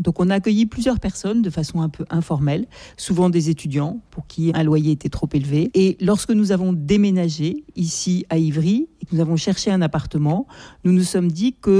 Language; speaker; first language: French; native; French